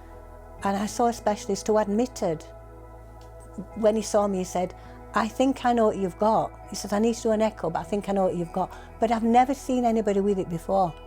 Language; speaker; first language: English; native; English